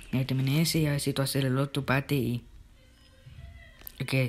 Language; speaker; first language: Spanish; early bilingual, heritage; Spanish